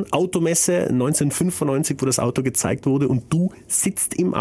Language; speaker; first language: German; native; German